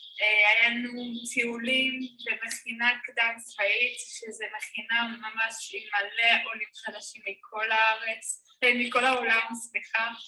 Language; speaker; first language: Hebrew; non-native, learner; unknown